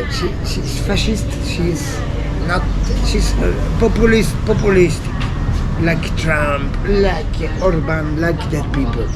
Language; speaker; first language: English; non-native, learner; Italian